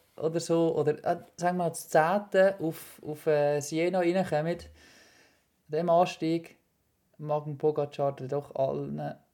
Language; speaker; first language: German; native; German